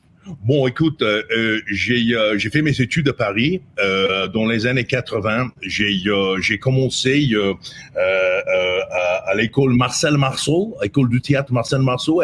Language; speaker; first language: French; non-native, fluent; English